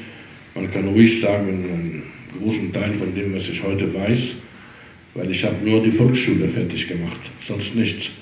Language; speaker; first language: German; early bilingual, heritage; German